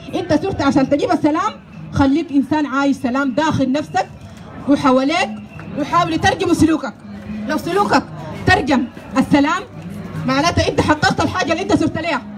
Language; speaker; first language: Arabic; native; Arabic